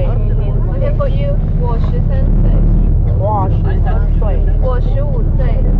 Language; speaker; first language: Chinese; non-native, learner; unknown